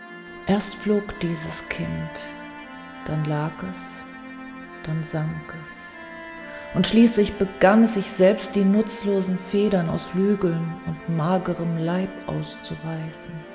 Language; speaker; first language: German; native; German